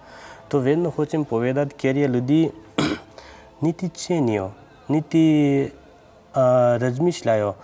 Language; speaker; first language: Slovenian; non-native, learner; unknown